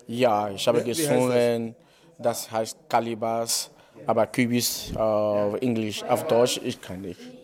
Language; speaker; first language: German; non-native, learner; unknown